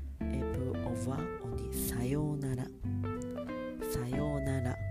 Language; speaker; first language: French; non-native, fluent; Japanese